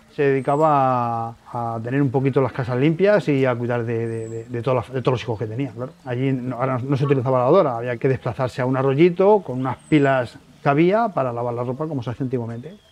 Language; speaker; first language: Spanish; native; Spanish